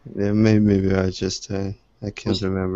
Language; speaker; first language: English; non-native, fluent; Russian